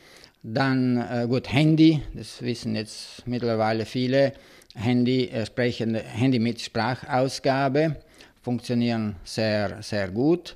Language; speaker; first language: German; non-native, local second language; Italian